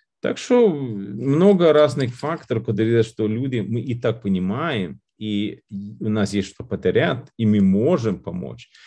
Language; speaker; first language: Russian; non-native, fluent; Lithuanian